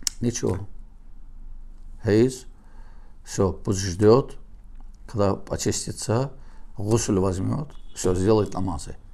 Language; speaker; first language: Russian; non-native, learner; Azerbaijani